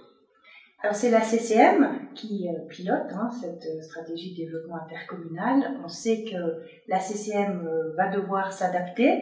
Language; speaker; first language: French; native; French